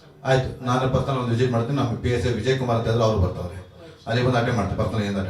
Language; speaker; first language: Kannada; native; Kannada